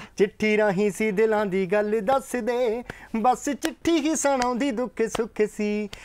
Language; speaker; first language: Punjabi; native; Punjabi